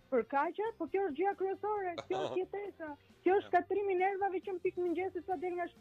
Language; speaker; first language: Albanian; native; Albanian